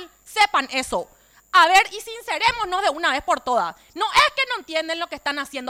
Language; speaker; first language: Spanish; native; Spanish